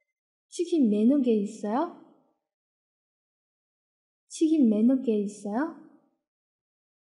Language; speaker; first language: Korean; non-native, fluent; Chinese